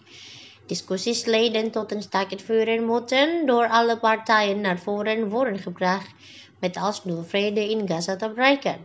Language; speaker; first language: Dutch; non-native, fluent; Indonesian